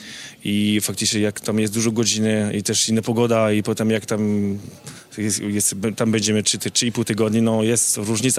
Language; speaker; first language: Polish; non-native, learner; French